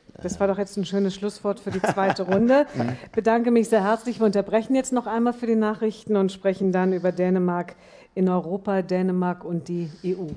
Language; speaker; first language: German; native; German